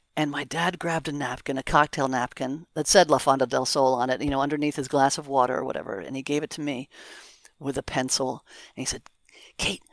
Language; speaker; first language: English; native; English